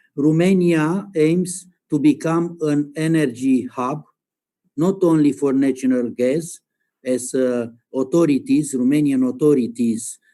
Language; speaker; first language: English; non-native, learner; Romanian